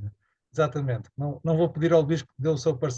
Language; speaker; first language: Portuguese; native; Portuguese